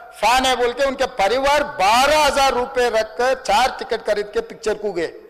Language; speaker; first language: Hindi; non-native, local second language; Telugu